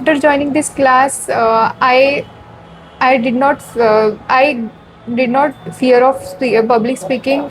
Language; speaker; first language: English; non-native, learner; Marathi